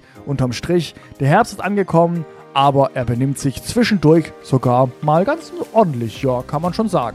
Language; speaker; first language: German; native; German